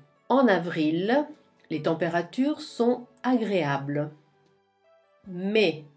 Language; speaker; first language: French; non-native, fluent; Italian